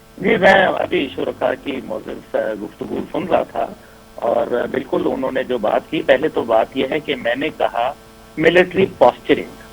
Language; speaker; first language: Urdu; native; Urdu